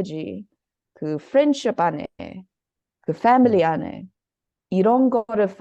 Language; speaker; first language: Korean; early bilingual, heritage; Korean